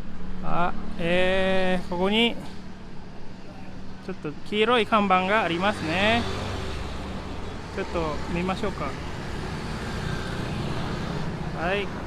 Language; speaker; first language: Japanese; non-native, fluent; Indonesian